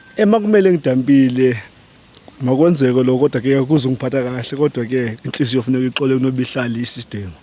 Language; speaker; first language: Zulu; non-native, local second language; Xhosa